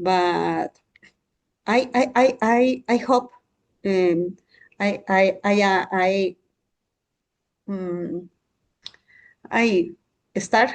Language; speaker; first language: English; non-native, learner; Spanish